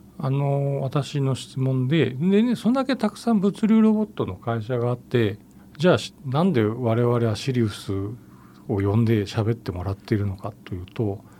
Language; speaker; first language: Japanese; native; Japanese